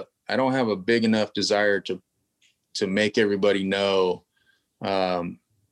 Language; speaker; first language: English; native; English